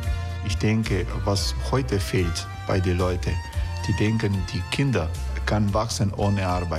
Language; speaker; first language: German; non-native, fluent; Croatian